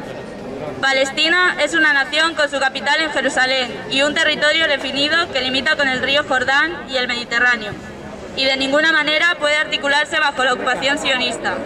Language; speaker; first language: Spanish; native; Spanish